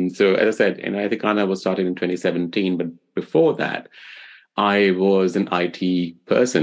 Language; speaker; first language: English; non-native, local second language; Hindi